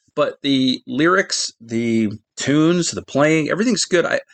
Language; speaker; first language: English; native; English